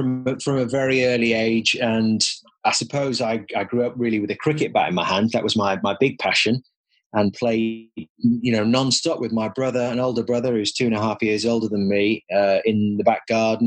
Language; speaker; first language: English; native; English